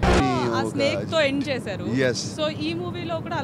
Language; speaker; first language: Telugu; native; Telugu